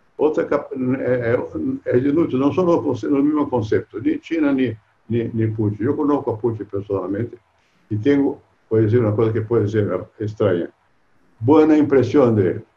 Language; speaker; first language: Spanish; non-native, fluent; Portuguese